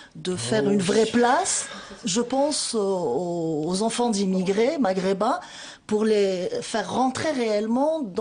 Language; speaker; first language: French; non-native, local second language; Arabic